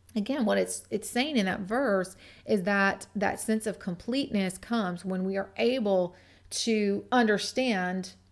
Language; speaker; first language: English; native; English